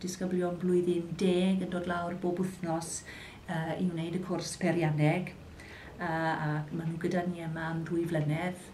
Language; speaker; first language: Welsh; native; Welsh